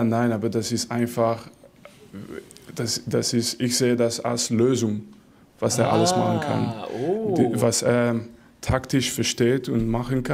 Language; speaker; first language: German; non-native, fluent; Dutch